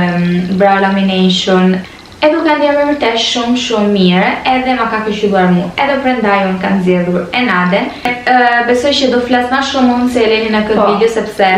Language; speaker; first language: Albanian; early bilingual, heritage; Albanian